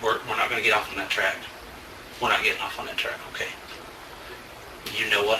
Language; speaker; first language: English; native; English